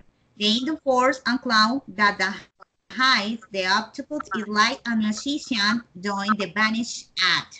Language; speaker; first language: English; non-native, learner; Spanish